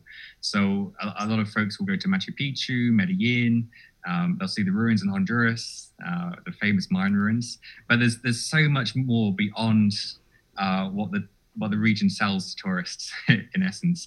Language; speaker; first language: English; native; English